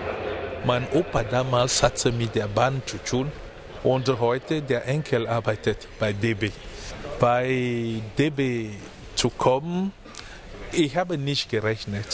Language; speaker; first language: German; non-native, fluent; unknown